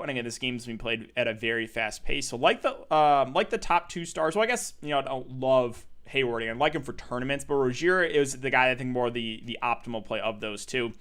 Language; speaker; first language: English; native; English